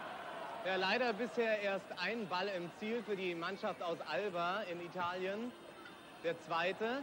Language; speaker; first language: German; native; German